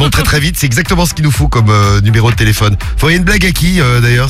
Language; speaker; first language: French; native; French